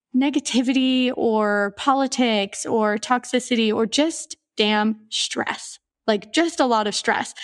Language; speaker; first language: English; native; English